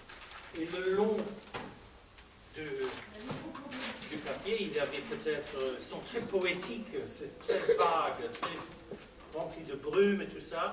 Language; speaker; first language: French; non-native, fluent; English